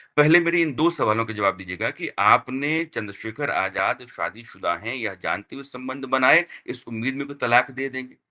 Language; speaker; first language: Hindi; native; Hindi